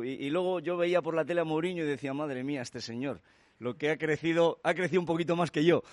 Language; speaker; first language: Spanish; native; Spanish